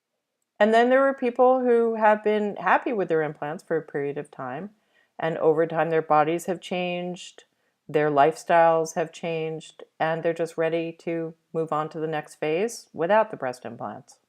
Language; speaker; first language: English; native; English